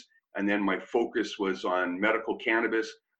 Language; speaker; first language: English; native; English